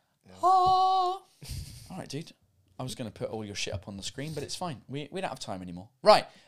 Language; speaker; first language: English; native; English